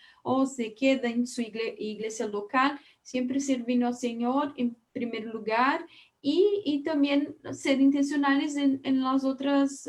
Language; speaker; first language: Spanish; non-native, learner; Portuguese